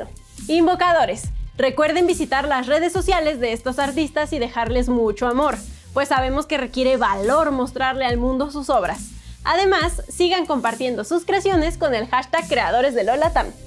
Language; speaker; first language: Spanish; native; Spanish